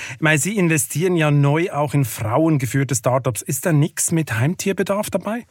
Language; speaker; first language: German; native; German